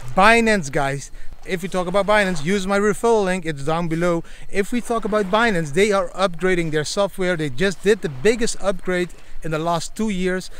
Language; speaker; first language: English; non-native, fluent; Dutch